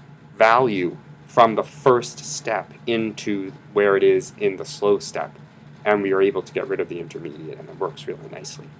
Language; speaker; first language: English; native; English